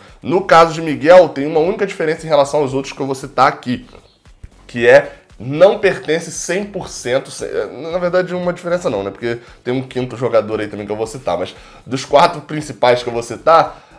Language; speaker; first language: Portuguese; native; Portuguese